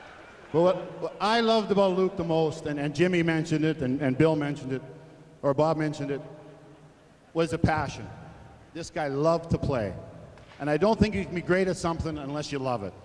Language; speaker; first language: English; native; English